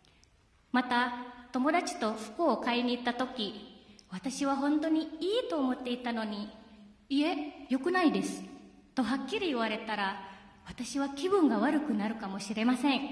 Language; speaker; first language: Japanese; non-native, fluent; Indonesian